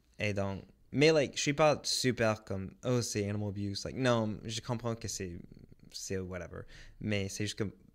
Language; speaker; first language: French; non-native, local second language; English